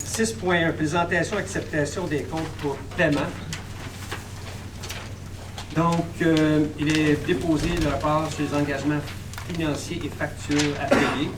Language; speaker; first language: French; native; French